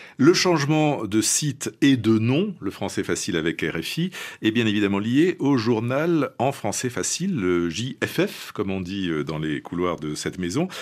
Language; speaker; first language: French; native; French